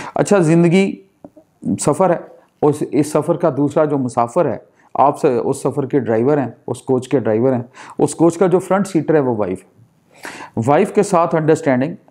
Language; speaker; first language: Urdu; non-native, local second language; Punjabi